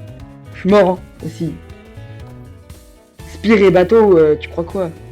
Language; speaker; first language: French; native; French